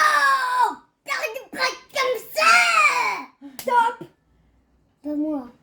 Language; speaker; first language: French; native; French